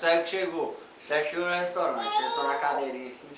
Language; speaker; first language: Portuguese; native; Portuguese